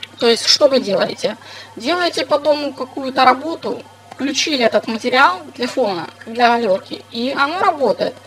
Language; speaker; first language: Russian; non-native, fluent; English